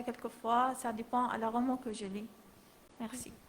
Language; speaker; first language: French; non-native, learner; Arabic